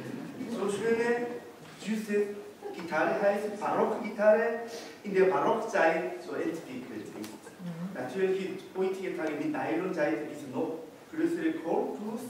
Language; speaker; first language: German; non-native, learner; Korean